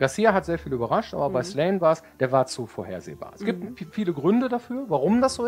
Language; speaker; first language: German; native; German